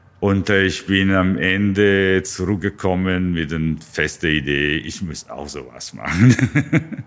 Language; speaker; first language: German; non-native, learner; Italian